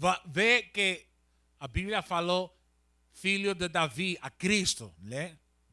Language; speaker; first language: Portuguese; non-native, learner; Spanish